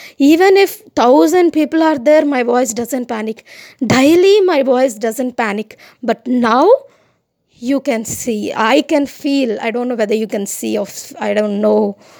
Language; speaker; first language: English; non-native, local second language; Telugu